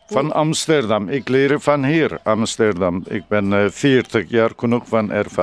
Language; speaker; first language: Dutch; non-native, learner; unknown